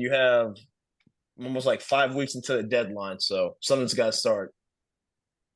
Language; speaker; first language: English; native; English